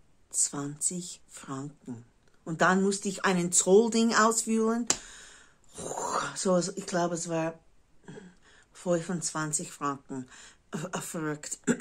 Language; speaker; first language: German; non-native, fluent; English